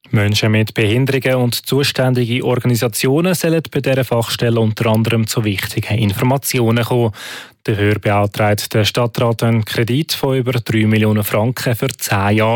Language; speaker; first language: German; native; German